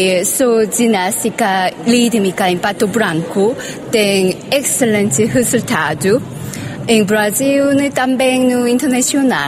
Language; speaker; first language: Portuguese; non-native, learner; Korean